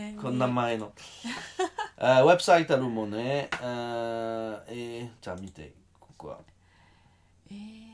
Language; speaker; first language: Japanese; non-native, learner; French